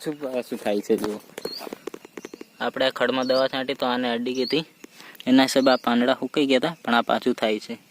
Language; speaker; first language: Gujarati; non-native, local second language; Bhili